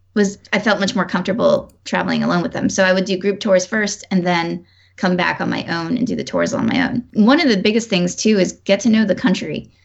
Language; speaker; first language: English; native; English